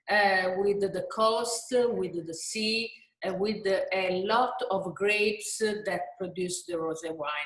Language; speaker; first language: English; non-native, learner; Italian